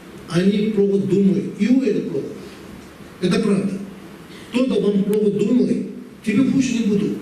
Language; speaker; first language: Russian; non-native, learner; Tibetan